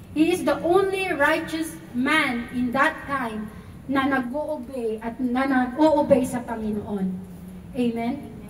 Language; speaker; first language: Filipino; non-native, local second language; Cebuano